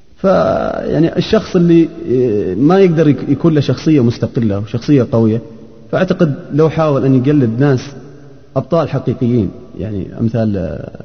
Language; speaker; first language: Arabic; native; Arabic